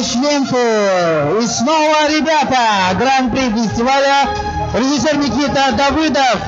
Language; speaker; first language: Russian; native; Russian